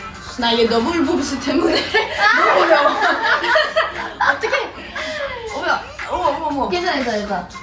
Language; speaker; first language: Korean; non-native, fluent; French